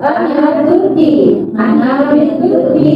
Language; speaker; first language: Arabic; non-native, learner; Indonesian